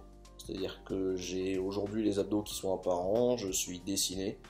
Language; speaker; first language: French; native; French